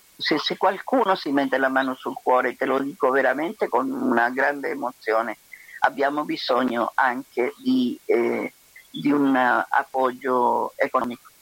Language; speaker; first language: Italian; non-native, fluent; Spanish